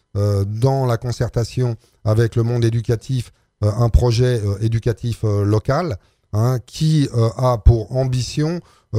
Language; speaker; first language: French; native; French